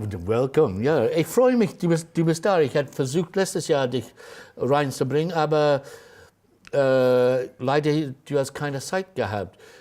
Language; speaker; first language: German; non-native, fluent; English